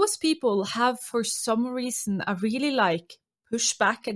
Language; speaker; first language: English; non-native, fluent; Norwegian